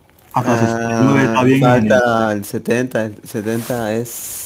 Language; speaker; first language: Spanish; native; Spanish